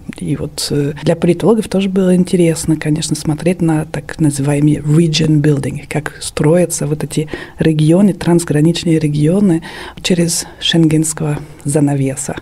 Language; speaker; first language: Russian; non-native, fluent; French